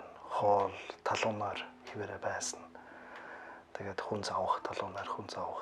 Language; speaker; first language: Mongolian; non-native, learner; German